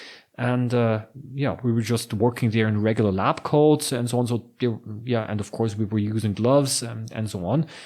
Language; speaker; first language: English; non-native, fluent; German